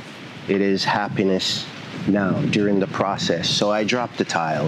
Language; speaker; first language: English; native; English